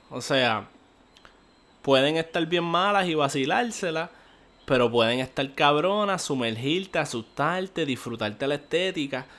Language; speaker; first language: Spanish; native; Spanish